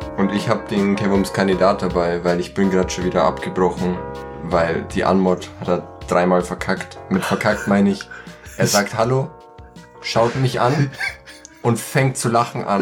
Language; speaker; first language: German; native; German